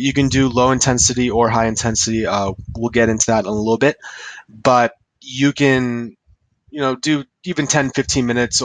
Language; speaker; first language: English; native; English